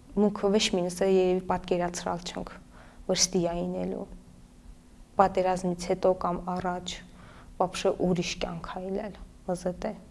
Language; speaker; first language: Armenian; native; Armenian